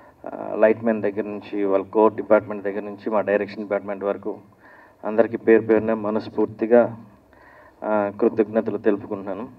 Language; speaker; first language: Telugu; native; Telugu